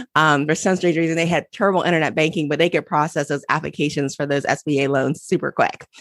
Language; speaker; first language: English; native; English